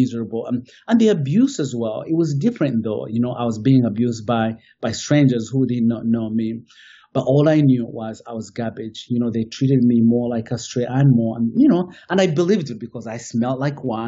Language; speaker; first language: English; non-native, local second language; Kinyarwanda